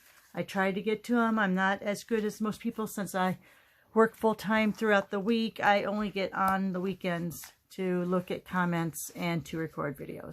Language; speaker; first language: English; native; English